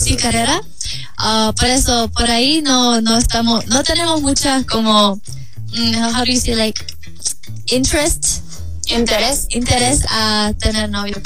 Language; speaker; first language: Spanish; non-native, learner; Korean